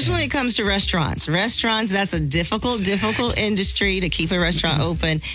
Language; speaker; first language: English; native; English